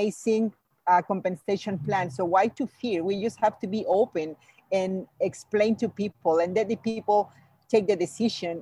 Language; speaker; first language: English; non-native, fluent; Spanish